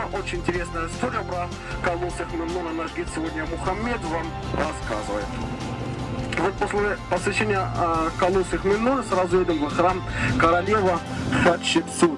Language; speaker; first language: Russian; non-native, fluent; Arabic